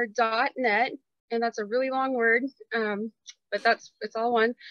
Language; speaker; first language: English; native; English